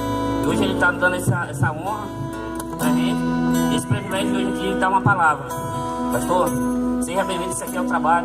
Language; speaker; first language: Portuguese; native; Portuguese